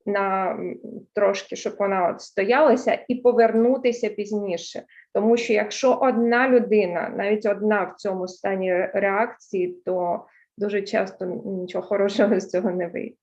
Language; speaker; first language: Ukrainian; early bilingual, heritage; Ukrainian